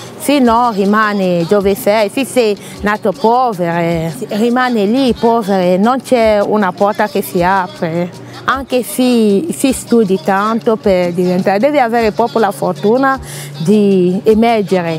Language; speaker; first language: Italian; non-native, fluent; French